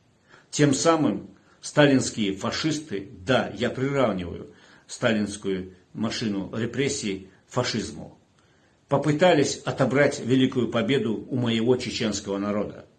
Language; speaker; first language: Russian; non-native, local second language; Chechen